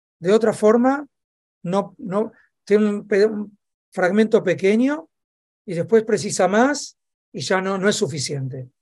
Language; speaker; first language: Spanish; native; Spanish